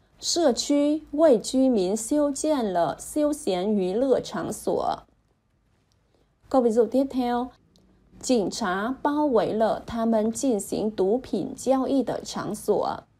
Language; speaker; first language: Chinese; non-native, fluent; Vietnamese